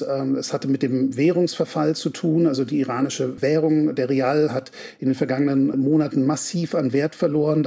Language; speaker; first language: German; native; German